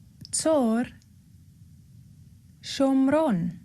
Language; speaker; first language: Hebrew; non-native, learner; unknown